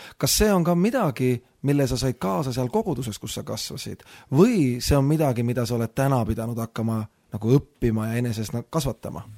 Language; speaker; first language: Estonian; native; Estonian